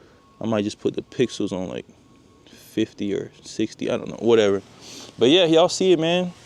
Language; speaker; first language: English; native; English